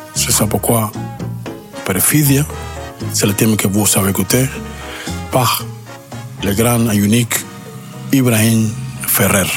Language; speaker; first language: French; non-native, learner; Spanish